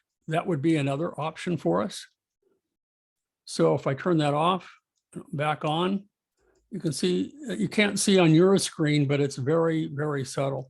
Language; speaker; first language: English; native; English